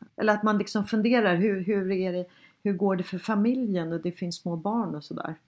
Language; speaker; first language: Swedish; native; Swedish